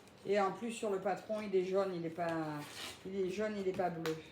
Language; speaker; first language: French; native; French